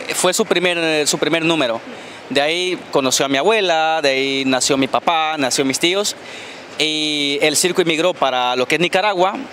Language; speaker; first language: Spanish; native; Spanish